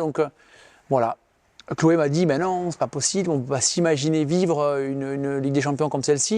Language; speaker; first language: French; native; French